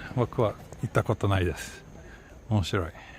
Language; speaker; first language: Japanese; non-native, learner; Swedish